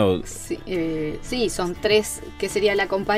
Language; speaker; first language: Spanish; native; Spanish